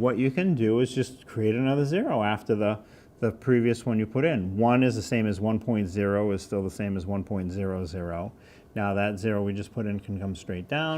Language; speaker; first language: English; native; English